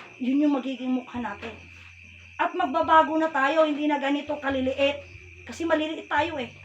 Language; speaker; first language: Filipino; non-native, local second language; Iloko